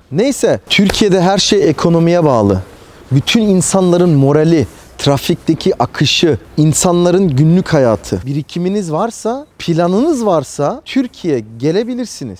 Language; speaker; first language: Turkish; early bilingual, heritage; Turkish